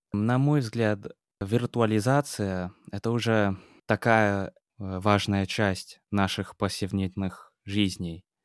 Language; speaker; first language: Russian; non-native, fluent; English